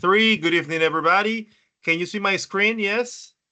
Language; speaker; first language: English; non-native, fluent; Spanish